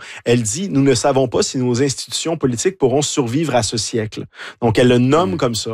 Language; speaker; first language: French; native; French